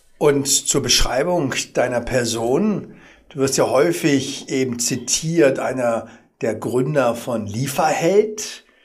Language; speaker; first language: German; early bilingual, other home language; Arabic